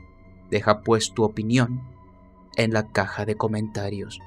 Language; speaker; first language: Spanish; native; Spanish